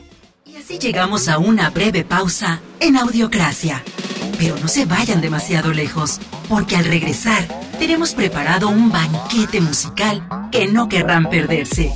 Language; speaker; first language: Spanish; native; Spanish